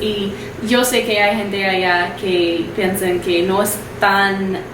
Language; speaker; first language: Spanish; non-native, learner; English